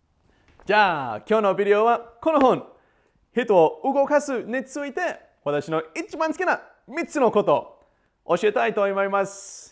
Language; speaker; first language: Japanese; non-native, learner; English